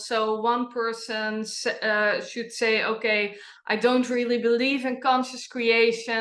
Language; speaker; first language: English; non-native, fluent; Dutch